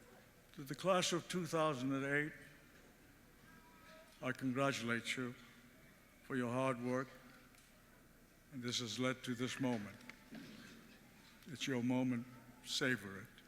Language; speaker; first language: English; early bilingual, other home language; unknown